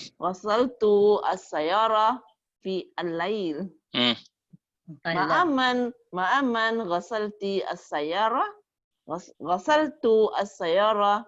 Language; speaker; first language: Arabic; non-native, learner; Malay